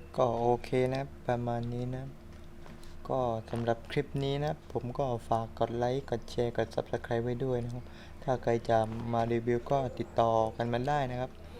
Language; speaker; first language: Thai; native; Thai